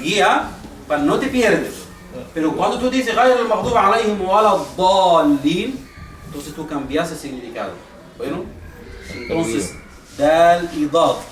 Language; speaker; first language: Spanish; non-native, fluent; Arabic